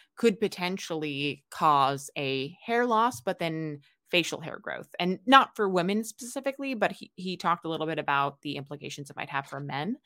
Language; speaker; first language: English; native; English